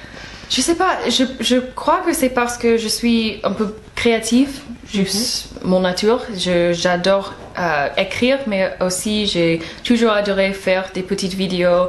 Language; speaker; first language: French; non-native, fluent; English